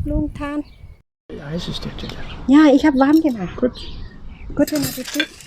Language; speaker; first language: German; non-native, learner; Thai